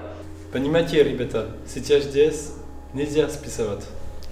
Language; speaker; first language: Russian; non-native, learner; French